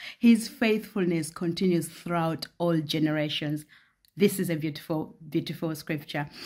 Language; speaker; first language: English; non-native, local second language; Ganda